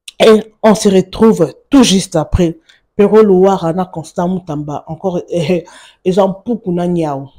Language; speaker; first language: French; non-native, local second language; Lingala